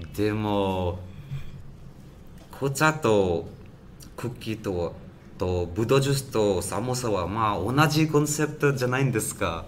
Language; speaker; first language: Japanese; non-native, learner; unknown